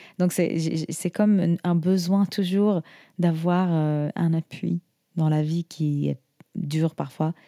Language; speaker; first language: French; non-native, fluent; Arabic